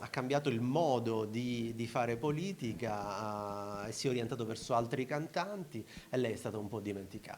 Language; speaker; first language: Italian; native; Italian